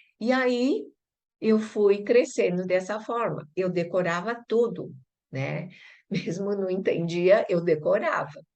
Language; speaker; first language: Portuguese; early bilingual, other home language; Chinese